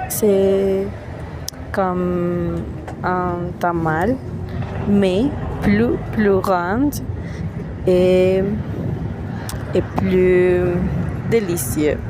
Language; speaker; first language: French; non-native, learner; Spanish